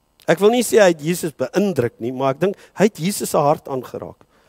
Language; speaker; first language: Afrikaans; early bilingual, heritage; Afrikaans